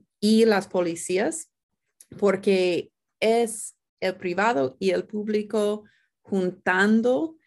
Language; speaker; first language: Spanish; non-native, fluent; English